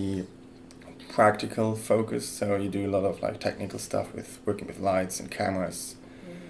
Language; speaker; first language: English; non-native, fluent; Luxembourgish